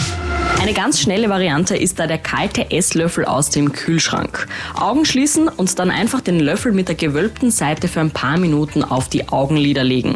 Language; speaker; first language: German; native; German